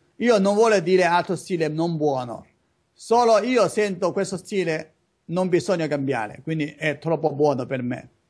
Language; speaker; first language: Italian; non-native, learner; Chinese